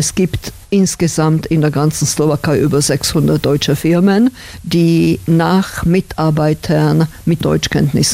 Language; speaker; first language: German; non-native, fluent; Slovak